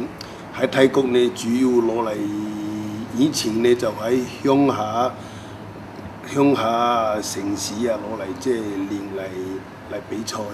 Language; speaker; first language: Cantonese; non-native, local second language; Min Nan Chinese